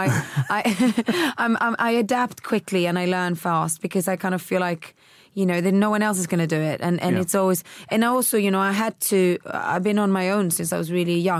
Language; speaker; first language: English; early bilingual, other home language; Swedish